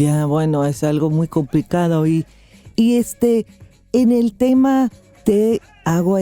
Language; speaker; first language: Spanish; non-native, fluent; English